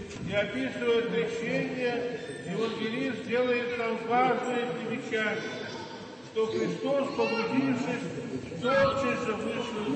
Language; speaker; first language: Russian; native; Russian